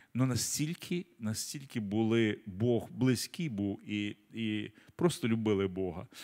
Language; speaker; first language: Ukrainian; native; Ukrainian